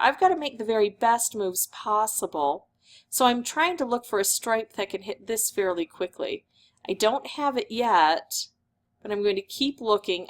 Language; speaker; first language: English; native; English